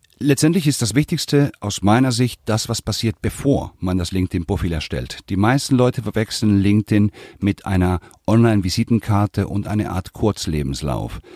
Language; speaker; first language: German; non-native, fluent; Spanish